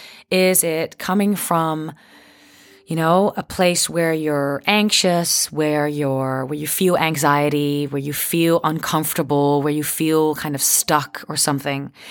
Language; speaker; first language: English; non-native, fluent; Dutch